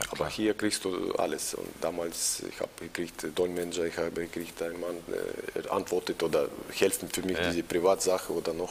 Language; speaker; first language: German; non-native, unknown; Russian